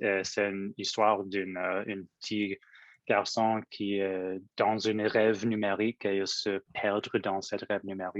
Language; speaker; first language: French; non-native, local second language; English